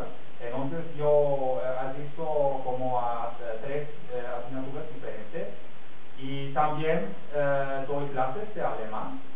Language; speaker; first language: Spanish; non-native, fluent; German